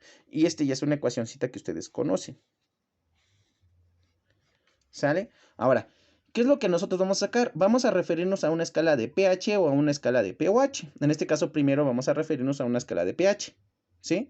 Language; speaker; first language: Spanish; native; Spanish